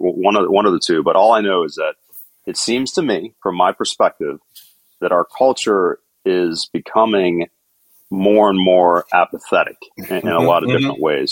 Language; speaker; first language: English; native; English